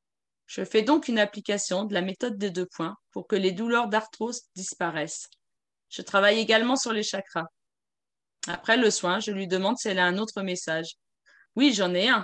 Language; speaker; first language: French; native; French